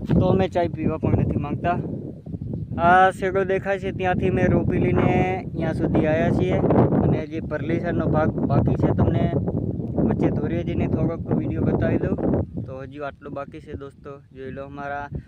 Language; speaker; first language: Gujarati; non-native, local second language; Bhili